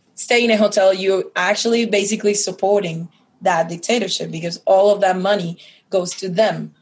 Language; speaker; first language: English; non-native, fluent; Spanish